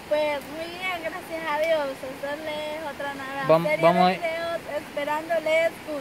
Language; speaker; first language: Spanish; native; Spanish